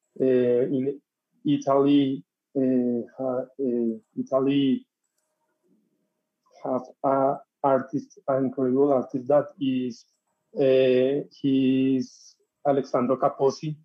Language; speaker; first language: English; non-native, learner; Spanish